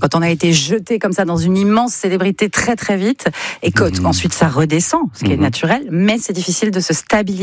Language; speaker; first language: French; native; French